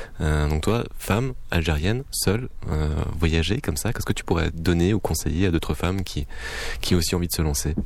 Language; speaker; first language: French; native; French